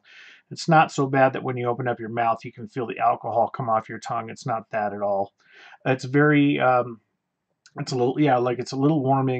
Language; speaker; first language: English; native; English